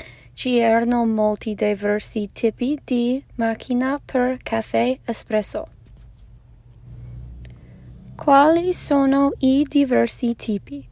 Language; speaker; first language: Italian; non-native, learner; English